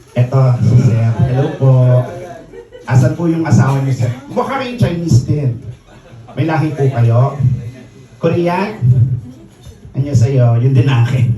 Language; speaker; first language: Filipino; native; Filipino